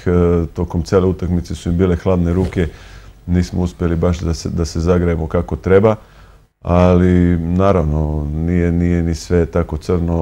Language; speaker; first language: Serbian; native; Serbian